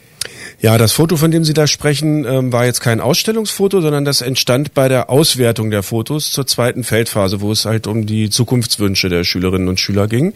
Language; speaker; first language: German; native; German